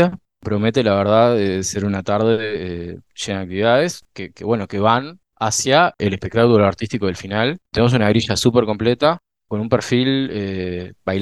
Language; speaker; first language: Spanish; native; Spanish